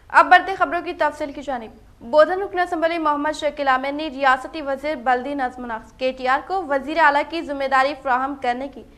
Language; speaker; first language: Urdu; native; Urdu